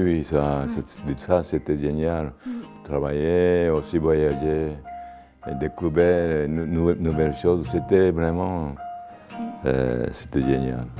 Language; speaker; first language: French; non-native, fluent; Japanese